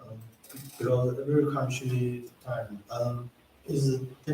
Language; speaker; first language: English; non-native, learner; Chinese